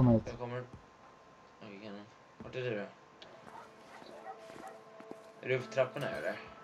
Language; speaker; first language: Swedish; native; Swedish